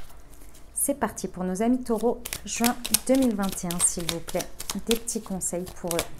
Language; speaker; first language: French; native; French